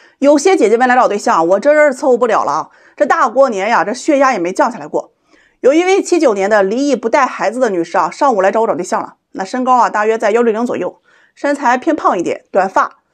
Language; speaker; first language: Chinese; native; Chinese